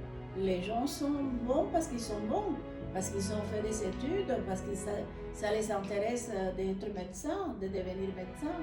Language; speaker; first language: French; non-native, fluent; Spanish